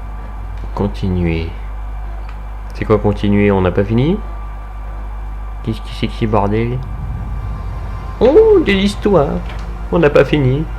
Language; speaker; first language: French; native; French